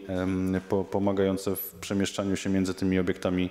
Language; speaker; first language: Polish; native; Polish